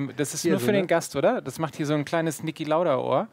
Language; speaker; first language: German; native; German